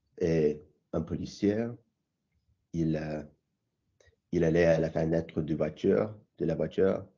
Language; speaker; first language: French; non-native, learner; English